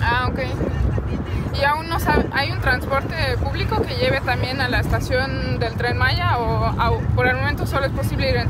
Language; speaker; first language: Spanish; non-native, fluent; German